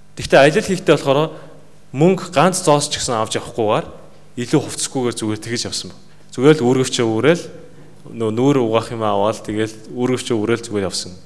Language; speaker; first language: Mongolian; native; Mongolian